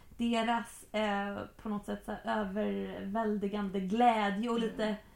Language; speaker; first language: Swedish; native; Swedish